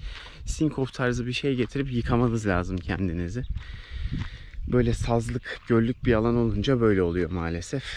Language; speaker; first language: Turkish; native; Turkish